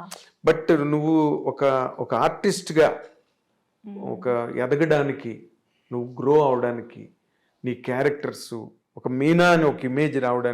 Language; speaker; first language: Telugu; native; Telugu